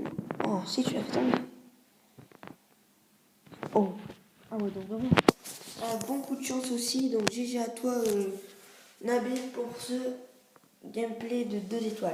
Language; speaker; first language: French; native; French